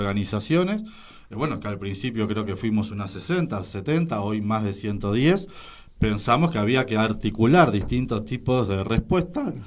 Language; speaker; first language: Spanish; native; Spanish